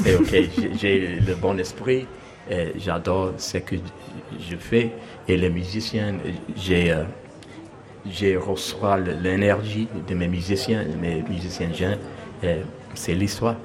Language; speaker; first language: French; non-native, learner; English